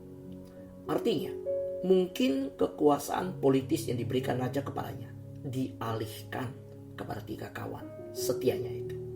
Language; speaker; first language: Indonesian; native; Indonesian